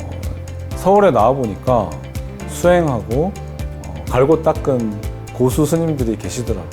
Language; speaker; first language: Korean; native; Korean